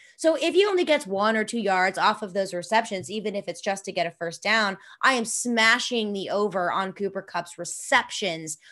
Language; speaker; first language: English; native; English